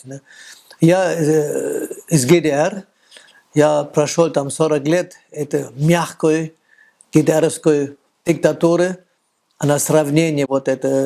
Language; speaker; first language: Russian; non-native, fluent; German